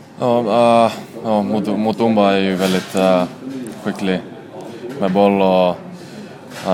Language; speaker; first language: Swedish; non-native, fluent; Finnish